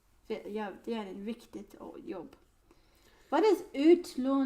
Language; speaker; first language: Swedish; non-native, learner; English